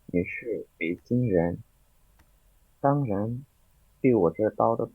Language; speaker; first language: Chinese; non-native, learner; Indonesian